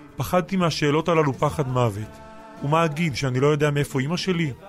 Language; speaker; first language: Hebrew; native; Hebrew